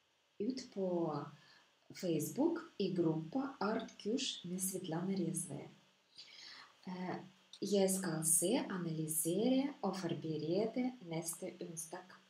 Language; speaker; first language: Norwegian; non-native, fluent; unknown